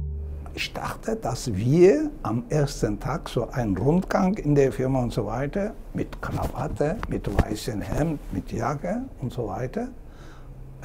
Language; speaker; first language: German; non-native, fluent; Turkish